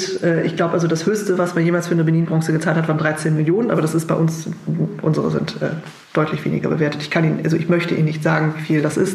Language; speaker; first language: German; native; German